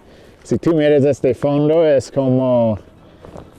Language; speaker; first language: Spanish; non-native, fluent; English